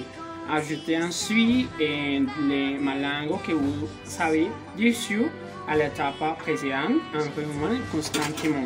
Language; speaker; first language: French; non-native, learner; Spanish